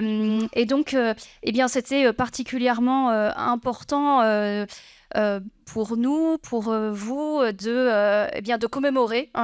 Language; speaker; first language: French; native; French